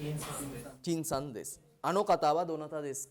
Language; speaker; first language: Japanese; non-native, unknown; Sinhala